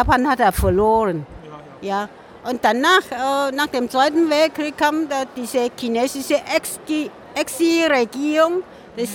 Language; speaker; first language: German; non-native, learner; Min Nan Chinese